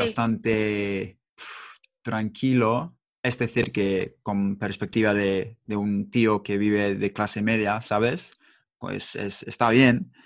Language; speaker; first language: Spanish; non-native, fluent; English